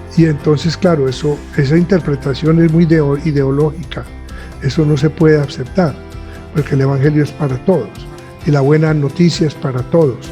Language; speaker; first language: Spanish; native; Spanish